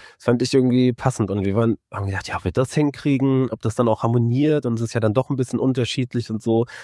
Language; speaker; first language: German; native; German